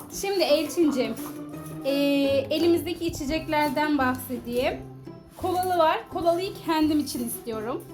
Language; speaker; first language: Turkish; native; Turkish